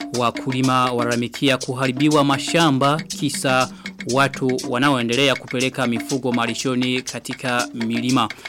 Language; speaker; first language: Swahili; non-native, local second language; Rundi